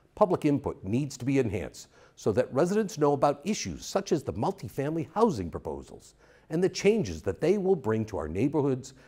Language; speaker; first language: English; native; English